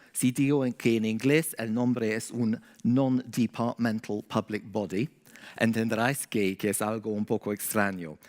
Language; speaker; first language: Spanish; non-native, fluent; English